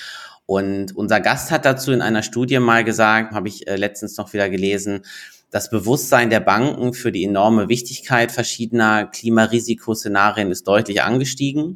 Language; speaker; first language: German; native; German